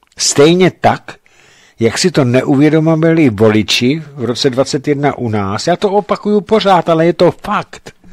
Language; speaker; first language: Czech; native; Czech